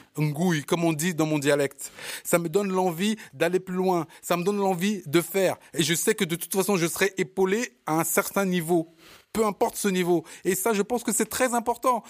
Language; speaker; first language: French; early bilingual, other home language; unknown